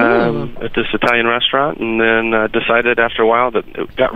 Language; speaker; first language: English; native; English